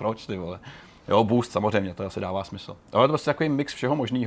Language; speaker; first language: Czech; native; Czech